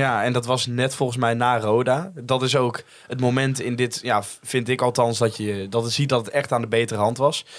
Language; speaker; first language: Dutch; native; Dutch